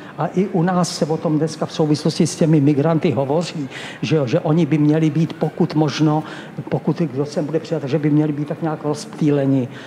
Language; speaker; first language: Czech; native; Czech